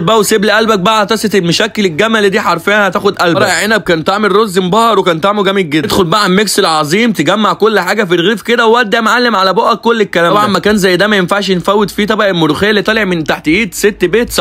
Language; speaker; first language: Arabic; native; Arabic